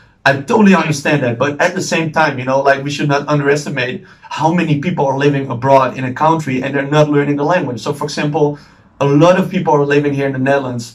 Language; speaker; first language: English; non-native, fluent; Dutch